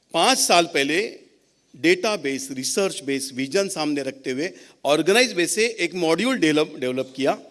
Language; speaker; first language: Hindi; non-native, local second language; Marathi